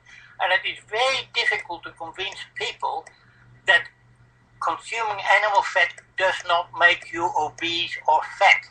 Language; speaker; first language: English; non-native, fluent; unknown